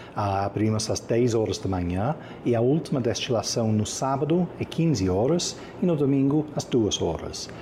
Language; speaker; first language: Portuguese; non-native, fluent; English